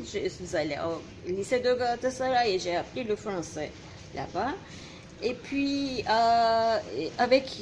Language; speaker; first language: French; non-native, fluent; Turkish